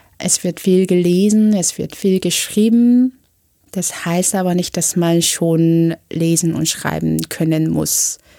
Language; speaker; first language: German; non-native, fluent; Korean